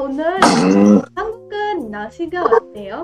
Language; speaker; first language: Korean; non-native, learner; Indonesian